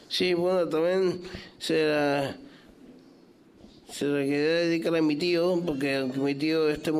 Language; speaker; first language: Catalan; non-native, local second language; Spanish